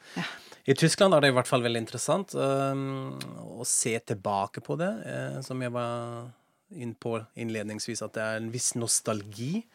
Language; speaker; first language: Norwegian; non-native, fluent; German